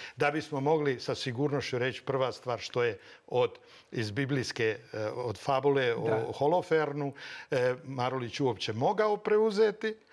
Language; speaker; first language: Croatian; native; Croatian